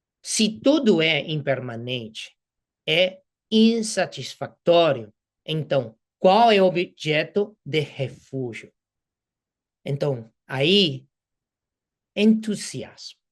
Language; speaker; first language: Portuguese; non-native, fluent; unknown